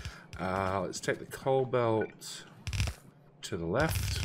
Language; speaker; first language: English; native; English